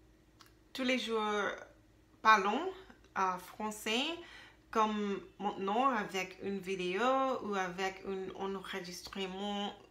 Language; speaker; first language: French; non-native, learner; English